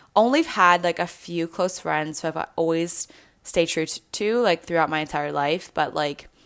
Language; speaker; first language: English; native; English